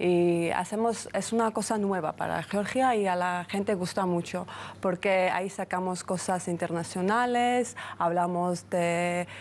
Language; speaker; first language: Spanish; non-native, fluent; Georgian